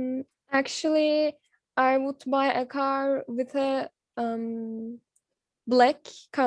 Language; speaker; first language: English; non-native, learner; Turkish